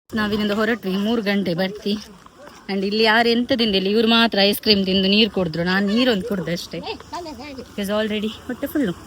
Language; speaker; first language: Kannada; native; Kannada